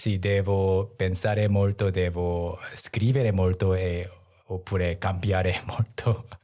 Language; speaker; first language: Italian; non-native, learner; Korean